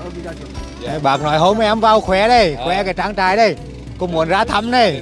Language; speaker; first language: Vietnamese; native; Vietnamese